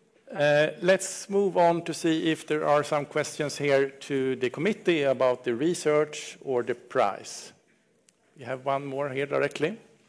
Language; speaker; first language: English; non-native, fluent; Swedish